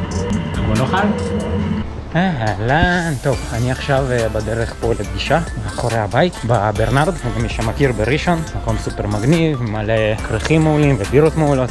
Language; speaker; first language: Hebrew; native; Hebrew